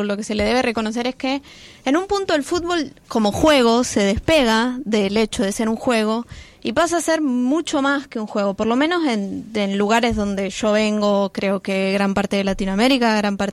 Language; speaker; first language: Spanish; native; Spanish